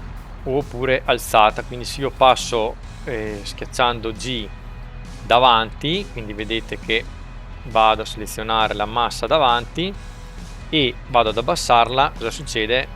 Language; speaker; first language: Italian; native; Italian